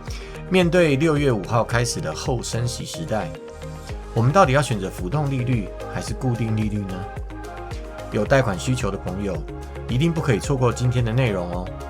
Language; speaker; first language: Chinese; native; Chinese